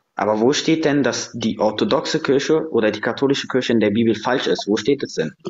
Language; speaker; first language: German; early bilingual, other home language; Serbian